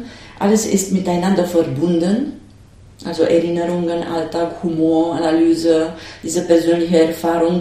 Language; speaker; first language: German; non-native, fluent; Romanian